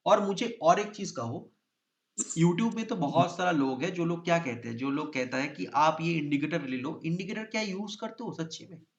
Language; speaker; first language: Hindi; non-native, local second language; Bangla